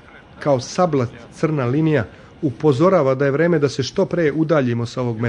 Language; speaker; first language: Serbian; native; Serbian